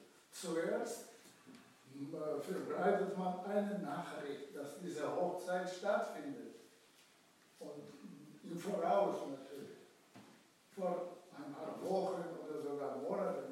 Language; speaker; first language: German; non-native, fluent; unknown